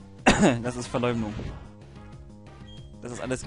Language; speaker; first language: German; native; German